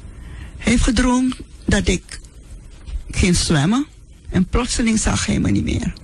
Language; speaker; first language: Dutch; non-native, local second language; Sranan Tongo